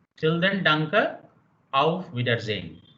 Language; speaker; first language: German; non-native, learner; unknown